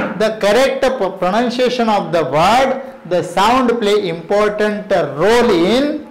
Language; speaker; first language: English; non-native, local second language; Marathi